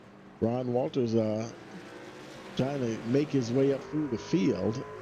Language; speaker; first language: English; native; English